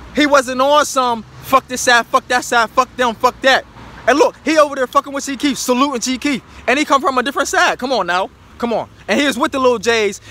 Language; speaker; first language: English; native; English